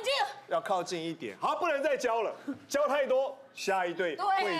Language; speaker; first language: Chinese; native; Chinese